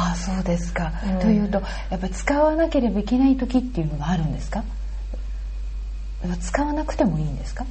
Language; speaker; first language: Japanese; native; Japanese